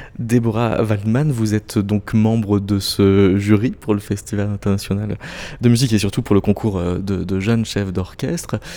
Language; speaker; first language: French; native; French